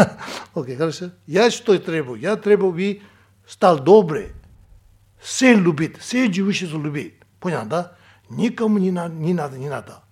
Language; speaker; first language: Russian; non-native, learner; Tibetan